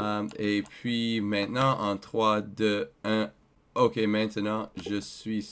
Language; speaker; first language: French; non-native, learner; English